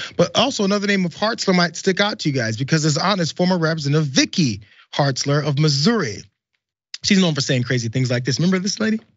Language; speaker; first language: English; native; English